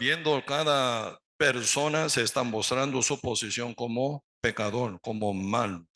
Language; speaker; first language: Spanish; non-native, learner; Korean